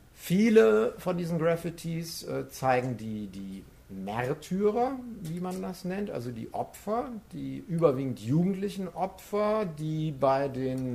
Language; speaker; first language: German; native; German